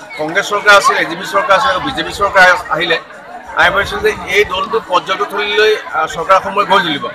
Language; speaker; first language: Assamese; native; Assamese